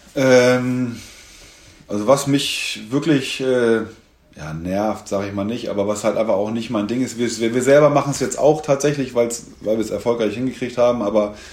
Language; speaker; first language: German; native; German